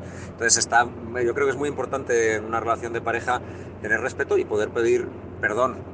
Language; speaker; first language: Spanish; native; Spanish